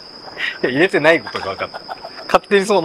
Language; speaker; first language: Japanese; native; Japanese